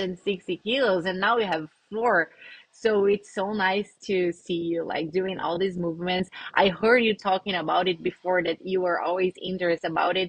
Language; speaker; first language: English; non-native, fluent; Portuguese